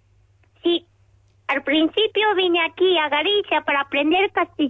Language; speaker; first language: Spanish; non-native, learner; Japanese